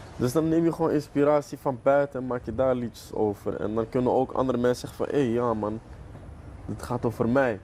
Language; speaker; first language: Dutch; early bilingual, other home language; Arabic